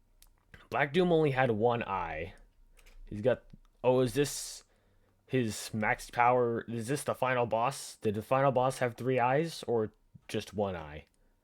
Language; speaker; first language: English; native; English